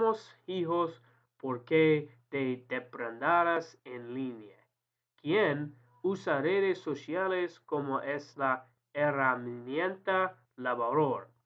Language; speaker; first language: Spanish; non-native, learner; English